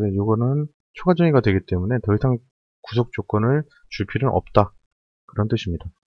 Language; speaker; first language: Korean; native; Korean